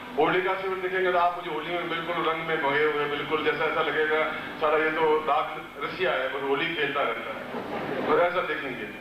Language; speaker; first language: Hindi; native; Hindi